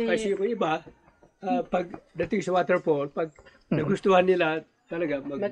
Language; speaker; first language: Filipino; non-native, local second language; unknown